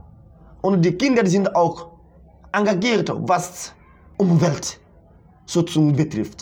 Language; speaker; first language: German; non-native, fluent; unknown